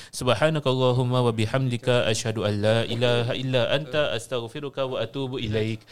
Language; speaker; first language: Malay; native; Malay